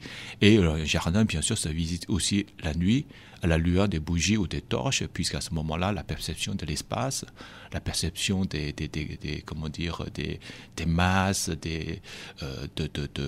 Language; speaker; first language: French; non-native, fluent; Chinese